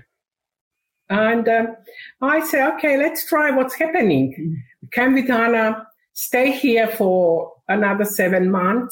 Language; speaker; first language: English; non-native, learner; Macedonian